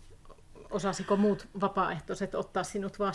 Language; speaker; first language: Finnish; native; Finnish